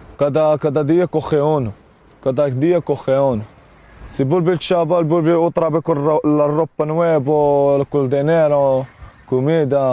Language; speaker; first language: Spanish; non-native, learner; Arabic